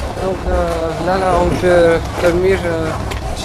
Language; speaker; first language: French; non-native, local second language; Dutch